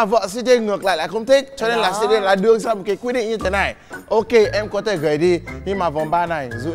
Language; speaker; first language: Vietnamese; non-native, fluent; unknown